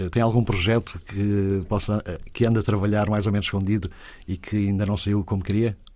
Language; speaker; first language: Portuguese; native; Portuguese